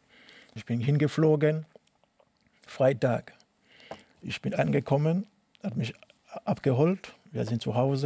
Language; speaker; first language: German; non-native, learner; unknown